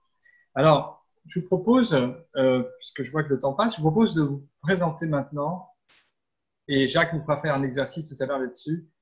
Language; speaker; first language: French; native; French